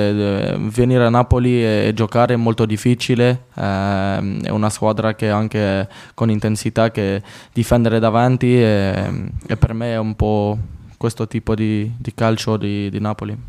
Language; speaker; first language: Italian; non-native, fluent; French